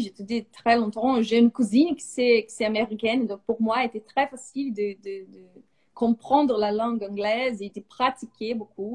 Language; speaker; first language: French; non-native, fluent; Portuguese